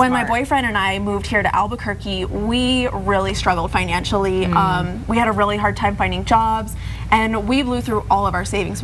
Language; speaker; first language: English; native; English